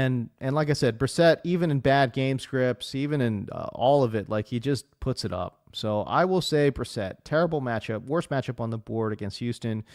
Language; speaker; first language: English; native; English